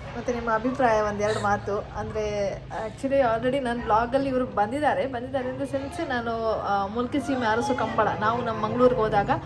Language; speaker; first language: Kannada; non-native, local second language; Tulu